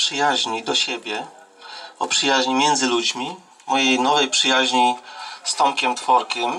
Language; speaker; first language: Polish; native; Polish